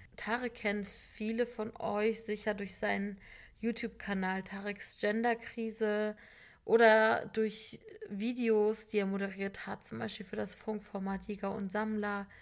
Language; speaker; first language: German; native; German